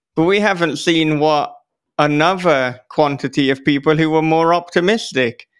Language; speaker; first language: English; native; English